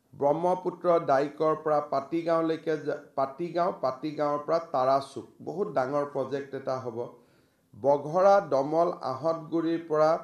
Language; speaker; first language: Assamese; native; Assamese